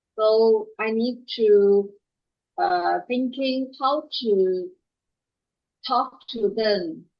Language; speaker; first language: English; non-native, learner; Chinese